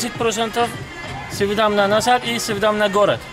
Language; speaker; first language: Russian; non-native, learner; Turkish